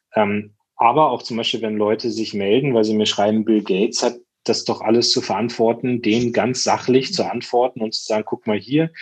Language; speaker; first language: German; native; German